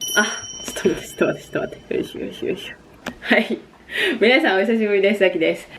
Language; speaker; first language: Japanese; native; Japanese